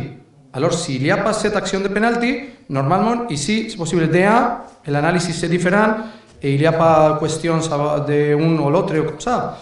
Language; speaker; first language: French; non-native, learner; Spanish